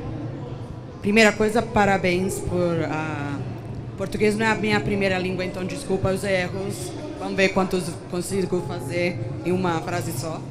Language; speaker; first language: Portuguese; non-native, fluent; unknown